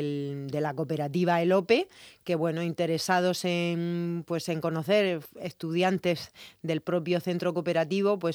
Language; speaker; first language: Spanish; native; Spanish